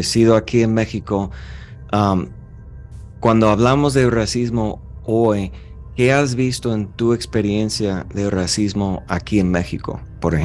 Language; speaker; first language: Spanish; non-native, fluent; English